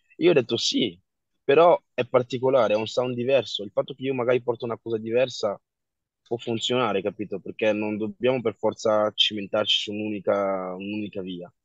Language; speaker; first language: Italian; early bilingual, other home language; French